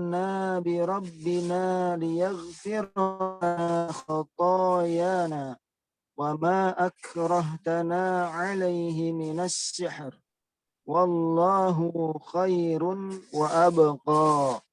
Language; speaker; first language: Arabic; non-native, learner; Indonesian